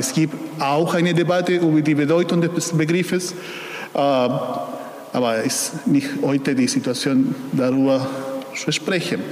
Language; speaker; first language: German; non-native, fluent; Spanish